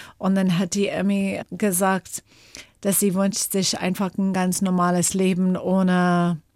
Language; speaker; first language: German; non-native, fluent; English